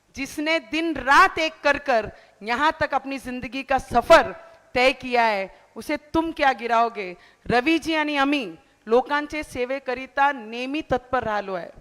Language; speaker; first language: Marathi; non-native, local second language; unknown